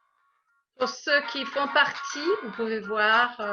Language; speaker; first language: French; non-native, fluent; English